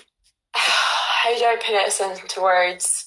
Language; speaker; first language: English; native; English